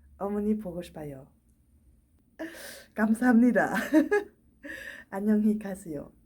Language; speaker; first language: Korean; non-native, learner; German